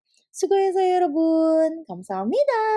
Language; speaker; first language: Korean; non-native, fluent; Indonesian